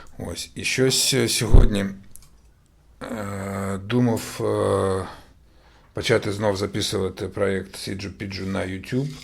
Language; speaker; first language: Ukrainian; non-native, local second language; Russian